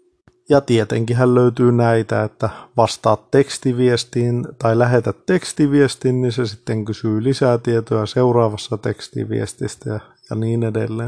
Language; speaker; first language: Finnish; native; Finnish